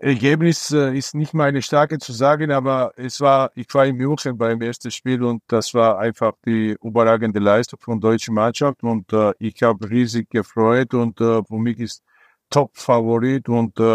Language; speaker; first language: German; non-native, fluent; Georgian